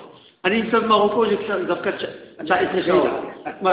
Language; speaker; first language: Hebrew; non-native, fluent; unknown